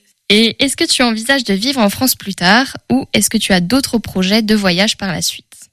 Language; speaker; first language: French; native; French